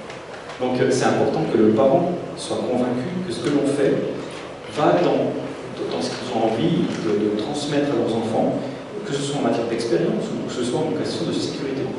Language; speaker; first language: French; native; French